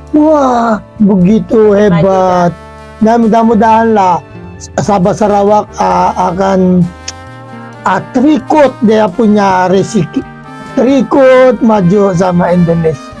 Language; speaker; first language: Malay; non-native, fluent; Filipino